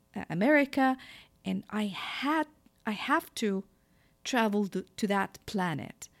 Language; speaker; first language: English; non-native, fluent; Arabic